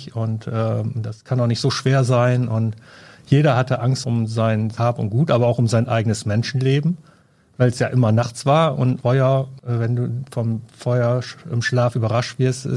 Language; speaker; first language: German; native; German